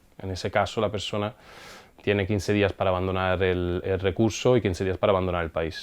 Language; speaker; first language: Spanish; native; Spanish